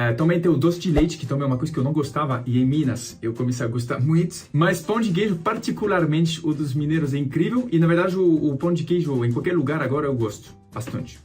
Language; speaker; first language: Portuguese; non-native, fluent; French